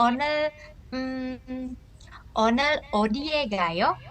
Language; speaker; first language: Korean; non-native, fluent; Indonesian